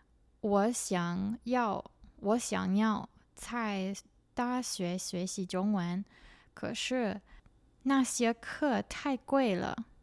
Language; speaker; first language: Chinese; non-native, learner; English